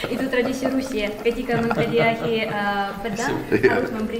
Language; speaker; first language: Indonesian; non-native, fluent; Russian